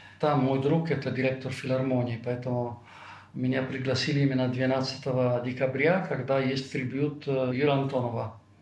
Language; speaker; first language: Russian; non-native, fluent; Italian